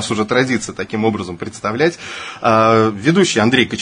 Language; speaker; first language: Russian; native; Russian